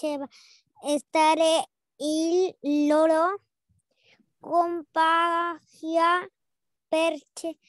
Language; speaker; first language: Italian; non-native, learner; Spanish